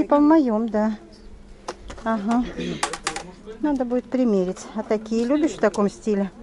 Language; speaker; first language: Russian; native; Russian